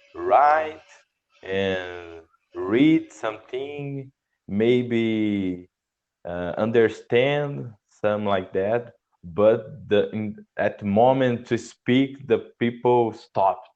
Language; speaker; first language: English; non-native, learner; Portuguese